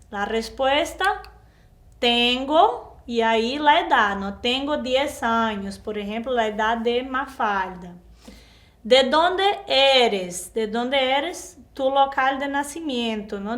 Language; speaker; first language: Spanish; non-native, fluent; Portuguese